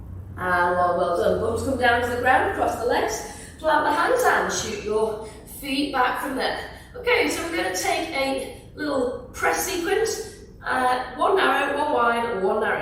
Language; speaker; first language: English; native; English